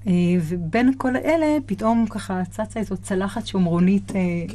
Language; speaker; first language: Hebrew; native; Hebrew